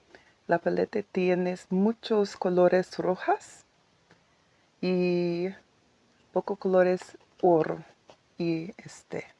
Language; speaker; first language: Spanish; non-native, learner; English